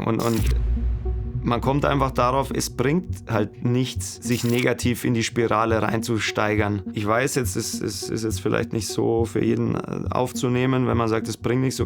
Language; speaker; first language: German; native; German